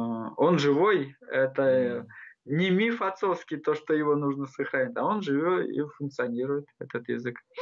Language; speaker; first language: Russian; non-native, local second language; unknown